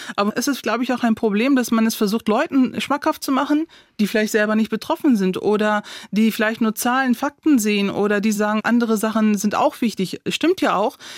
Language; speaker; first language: German; early bilingual, other home language; Turkish